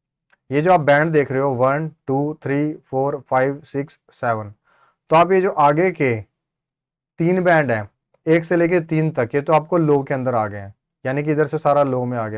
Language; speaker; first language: Hindi; native; Hindi